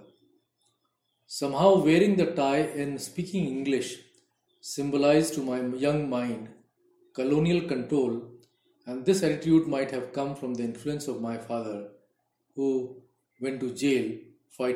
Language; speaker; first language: English; non-native, local second language; Hindi